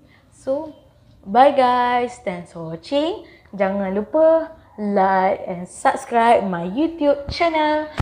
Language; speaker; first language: English; non-native, local second language; Malay